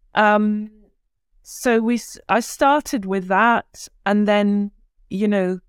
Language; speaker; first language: English; early bilingual, other home language; Turkish